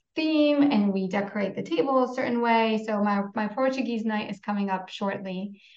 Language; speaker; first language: English; non-native, fluent; Polish